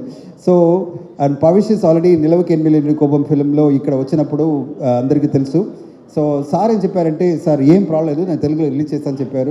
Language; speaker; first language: Telugu; non-native, learner; Tamil